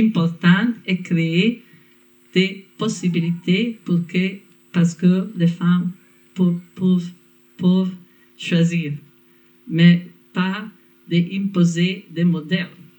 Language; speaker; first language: French; non-native, fluent; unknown